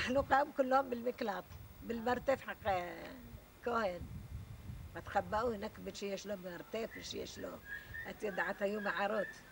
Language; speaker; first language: Hebrew; non-native, fluent; Arabic